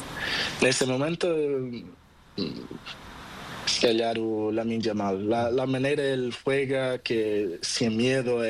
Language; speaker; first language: Spanish; non-native, learner; Portuguese